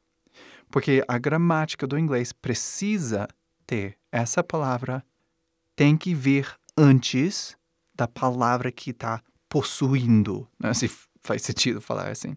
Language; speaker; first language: Portuguese; non-native, fluent; English